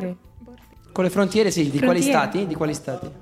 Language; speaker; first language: Italian; native; Italian